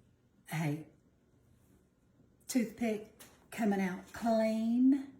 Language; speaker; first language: English; native; English